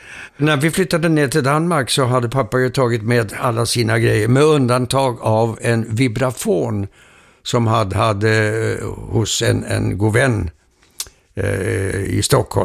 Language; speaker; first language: Swedish; early bilingual, heritage; Swedish